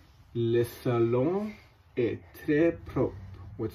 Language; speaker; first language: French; non-native, learner; English